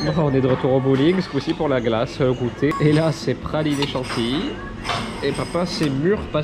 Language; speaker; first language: French; native; French